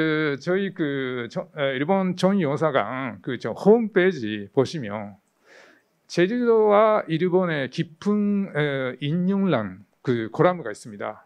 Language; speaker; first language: Korean; non-native, fluent; Japanese